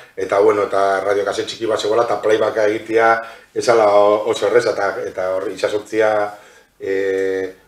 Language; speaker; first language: Basque; native; Basque